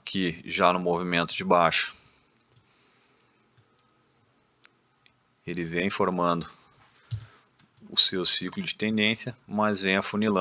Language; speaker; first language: Portuguese; native; Portuguese